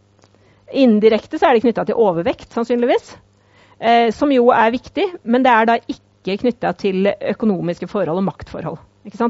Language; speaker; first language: Norwegian; native; Norwegian